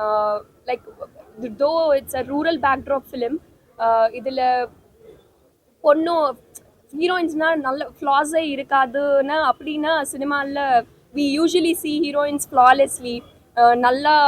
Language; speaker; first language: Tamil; non-native, fluent; Telugu